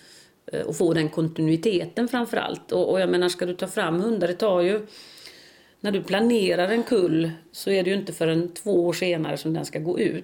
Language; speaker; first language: Swedish; native; Swedish